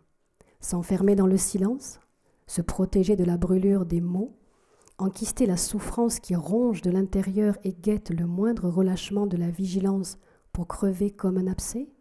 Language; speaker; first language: French; native; French